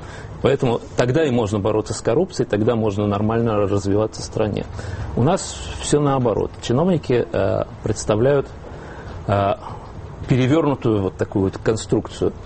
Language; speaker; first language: Russian; native; Russian